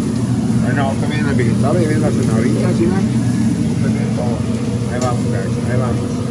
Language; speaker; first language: Spanish; early bilingual, heritage; English